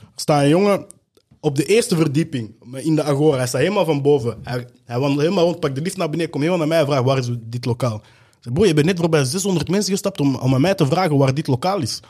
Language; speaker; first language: Dutch; native; Dutch